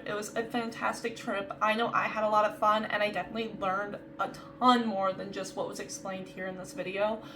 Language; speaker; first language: English; native; English